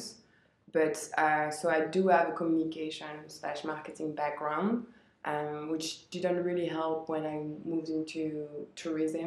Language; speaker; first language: English; non-native, fluent; French